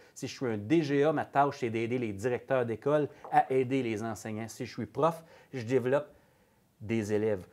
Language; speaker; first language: French; native; French